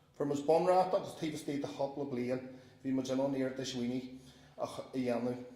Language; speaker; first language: Irish; non-native, local second language; English